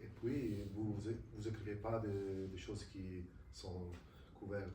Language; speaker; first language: French; non-native, fluent; Italian